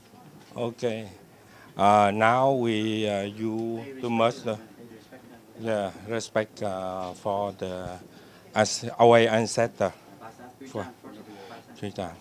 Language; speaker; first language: English; non-native, learner; Vietnamese